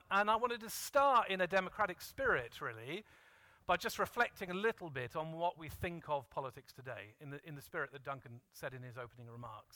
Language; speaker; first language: English; native; English